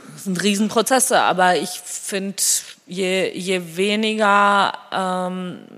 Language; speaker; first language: German; non-native, fluent; Georgian